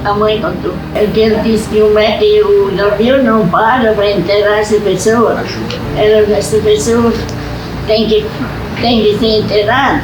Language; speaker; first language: Portuguese; non-native, local second language; German